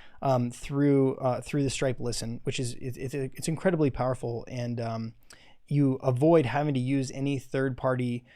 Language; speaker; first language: English; native; English